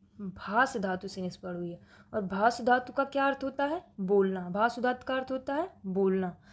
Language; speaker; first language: Hindi; native; Hindi